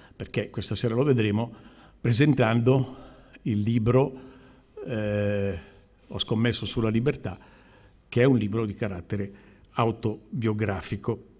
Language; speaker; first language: Italian; native; Italian